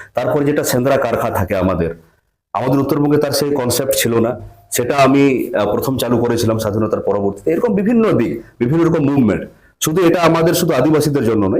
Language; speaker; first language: Bangla; non-native, local second language; Santali